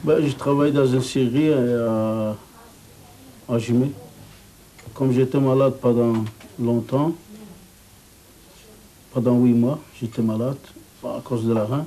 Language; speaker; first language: French; early bilingual, other home language; Turkish